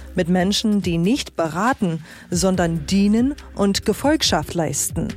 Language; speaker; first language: German; native; German